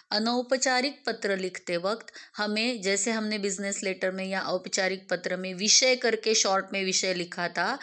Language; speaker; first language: Hindi; non-native, local second language; Marathi